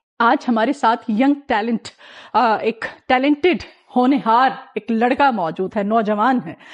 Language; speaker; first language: Urdu; native; Urdu